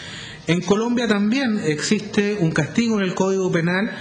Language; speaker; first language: Spanish; native; Spanish